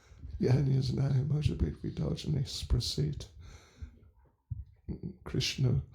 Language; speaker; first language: Russian; non-native, learner; English